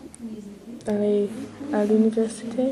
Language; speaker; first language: French; non-native, learner; English